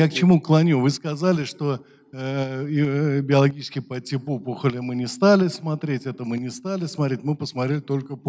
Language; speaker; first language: Russian; native; Russian